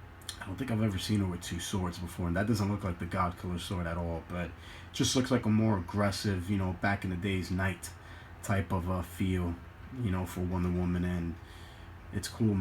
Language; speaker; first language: English; native; English